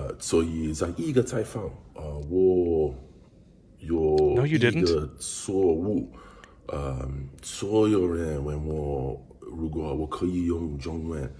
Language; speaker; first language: Chinese; non-native, learner; English